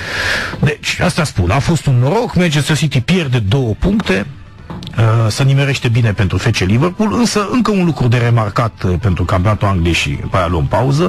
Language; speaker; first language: Romanian; native; Romanian